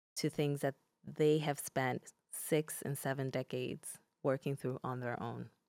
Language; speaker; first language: English; early bilingual, other home language; Spanish